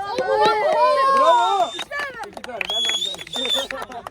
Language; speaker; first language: Turkish; native; Turkish